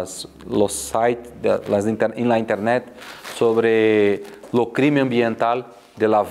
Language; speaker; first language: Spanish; non-native, fluent; Portuguese